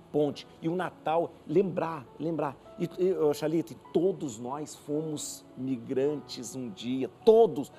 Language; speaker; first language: Portuguese; native; Portuguese